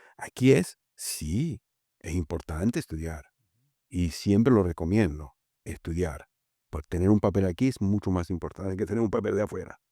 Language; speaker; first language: Spanish; early bilingual, other home language; Italian